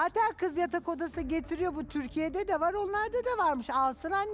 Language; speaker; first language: Turkish; native; Turkish